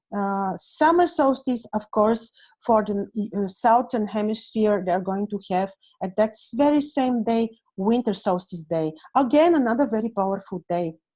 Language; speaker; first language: English; non-native, fluent; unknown